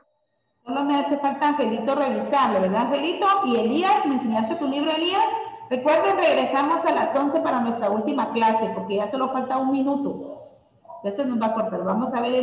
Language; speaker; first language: Spanish; native; Spanish